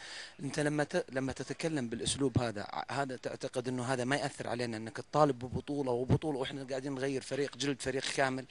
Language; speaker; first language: Arabic; native; Arabic